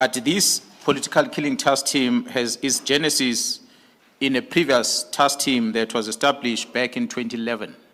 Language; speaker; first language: English; non-native, local second language; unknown